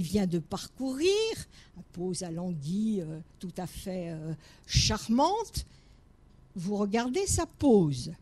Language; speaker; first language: French; native; French